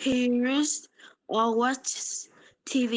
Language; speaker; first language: English; non-native, learner; Polish